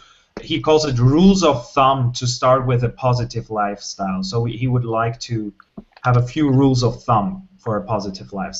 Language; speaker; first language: English; non-native, fluent; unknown